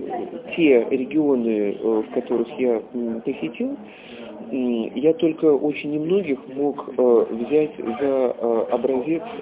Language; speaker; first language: Russian; native; Russian